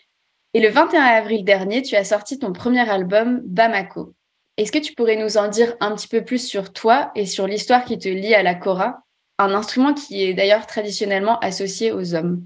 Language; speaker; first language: French; native; French